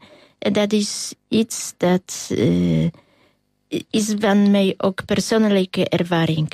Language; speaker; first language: Dutch; non-native, learner; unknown